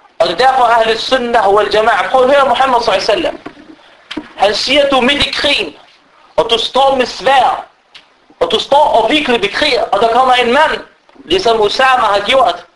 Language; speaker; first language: Danish; early bilingual, other home language; Arabic